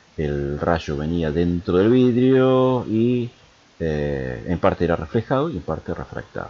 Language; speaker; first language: Spanish; native; Spanish